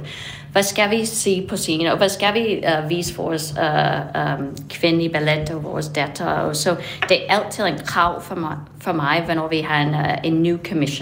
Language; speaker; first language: Danish; non-native, fluent; English